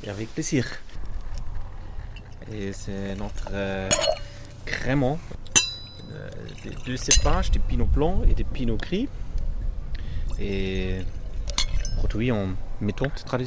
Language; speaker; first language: French; non-native, fluent; German